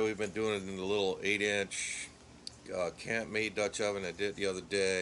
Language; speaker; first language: English; native; English